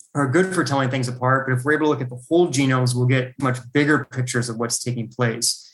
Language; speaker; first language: English; native; English